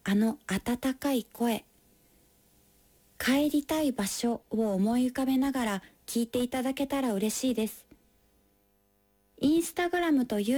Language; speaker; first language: Japanese; native; Japanese